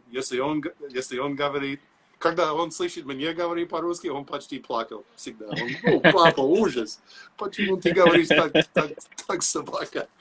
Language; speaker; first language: Russian; non-native, learner; English